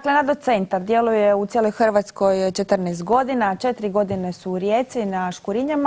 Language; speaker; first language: Croatian; native; Croatian